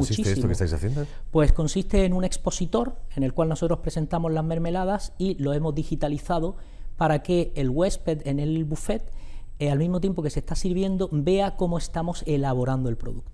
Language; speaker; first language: Spanish; native; Spanish